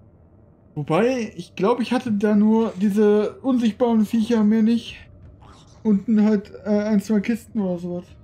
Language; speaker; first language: German; native; German